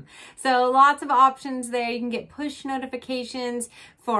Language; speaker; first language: English; native; English